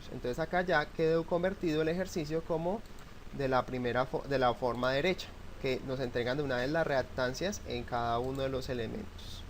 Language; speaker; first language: Spanish; native; Spanish